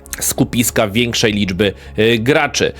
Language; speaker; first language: Polish; native; Polish